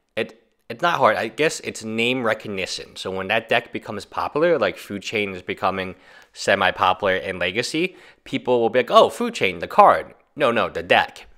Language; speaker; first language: English; native; English